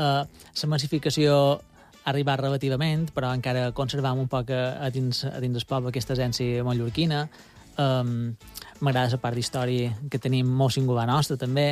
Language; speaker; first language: Catalan; native; Catalan